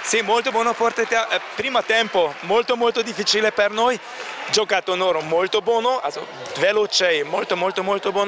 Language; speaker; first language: Italian; non-native, learner; German